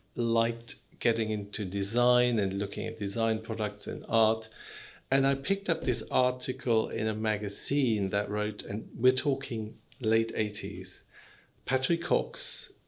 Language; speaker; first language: English; non-native, fluent; German